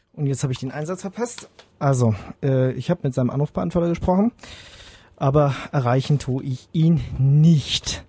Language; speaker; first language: German; native; German